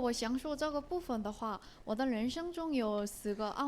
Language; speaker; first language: Chinese; non-native, learner; Korean